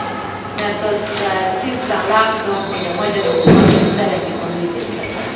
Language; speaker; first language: Hungarian; non-native, learner; English